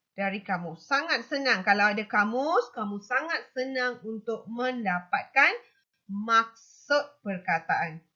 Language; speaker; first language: Malay; non-native, local second language; Tamil